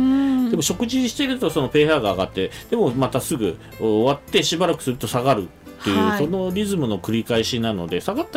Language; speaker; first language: Japanese; native; Japanese